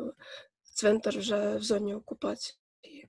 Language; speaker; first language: Ukrainian; native; Ukrainian